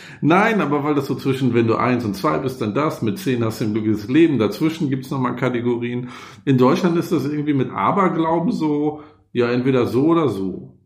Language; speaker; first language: German; native; German